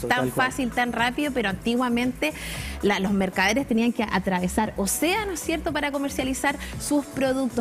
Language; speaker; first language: Spanish; native; Spanish